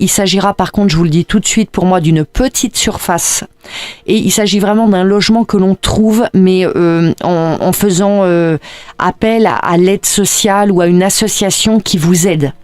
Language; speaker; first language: French; native; French